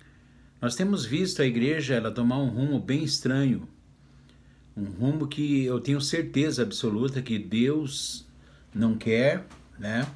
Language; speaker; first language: Portuguese; native; Portuguese